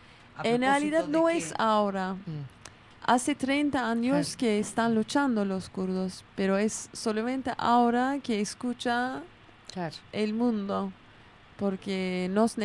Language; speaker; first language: Spanish; non-native, fluent; Kurdish